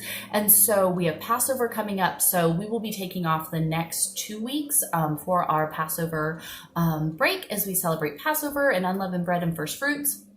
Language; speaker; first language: English; native; English